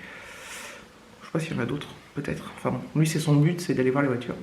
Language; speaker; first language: French; native; French